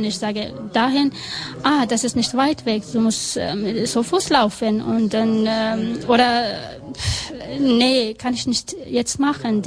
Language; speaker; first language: German; non-native, learner; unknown